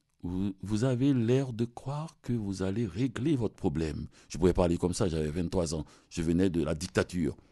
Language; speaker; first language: French; non-native, local second language; Haitian Creole